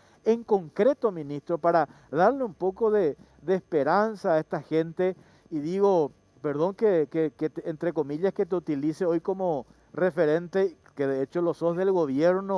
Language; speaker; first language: Spanish; native; Spanish